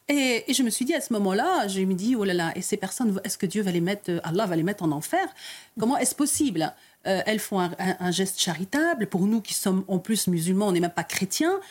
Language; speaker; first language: French; early bilingual, other home language; Arabic